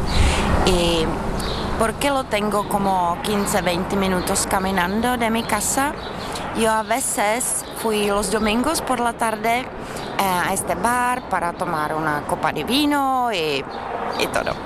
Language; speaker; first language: Spanish; non-native, learner; Czech